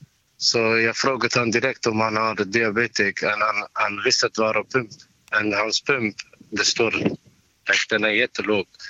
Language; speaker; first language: Swedish; non-native, fluent; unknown